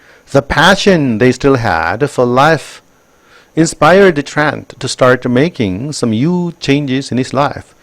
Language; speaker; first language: English; non-native, fluent; Korean